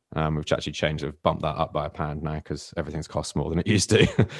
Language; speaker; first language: English; native; English